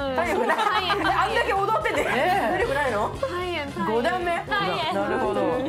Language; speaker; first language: Japanese; native; Japanese